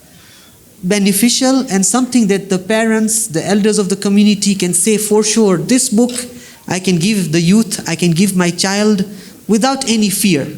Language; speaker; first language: English; non-native, fluent; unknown